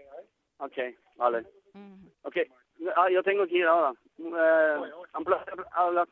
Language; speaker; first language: Spanish; non-native, learner; Norwegian